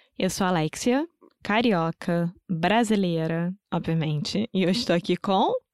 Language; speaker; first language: Portuguese; native; Portuguese